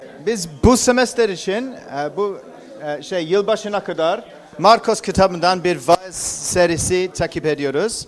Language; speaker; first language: Turkish; non-native, fluent; English